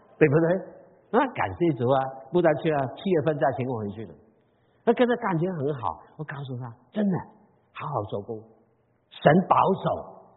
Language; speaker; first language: Chinese; non-native, local second language; Cantonese